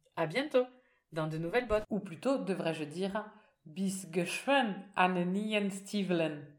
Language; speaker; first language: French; native; French